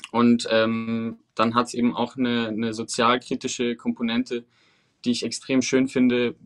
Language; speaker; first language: German; early bilingual, other home language; Spanish